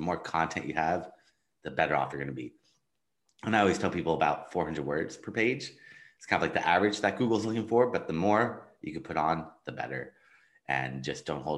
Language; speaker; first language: English; native; English